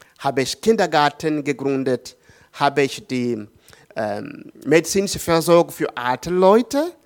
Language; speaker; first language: German; non-native, learner; Swahili